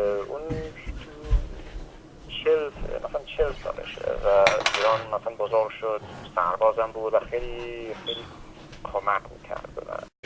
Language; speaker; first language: Persian; early bilingual, heritage; Persian